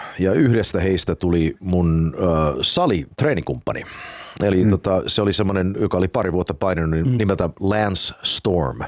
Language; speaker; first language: Finnish; early bilingual, heritage; Finnish